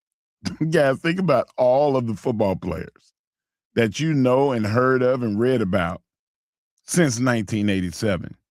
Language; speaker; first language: English; native; English